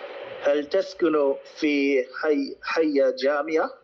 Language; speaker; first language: Arabic; non-native, learner; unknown